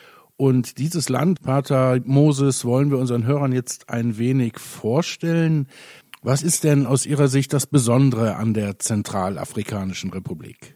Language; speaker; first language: German; native; German